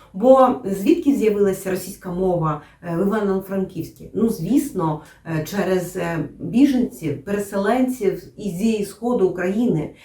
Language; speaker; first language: Ukrainian; non-native, local second language; Russian